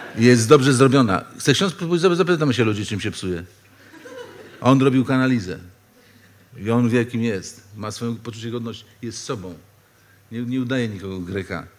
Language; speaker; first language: Polish; native; Polish